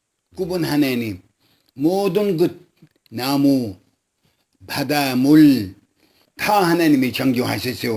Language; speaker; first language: Korean; non-native, local second language; Arabic